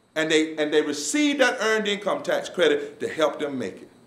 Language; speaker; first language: English; native; English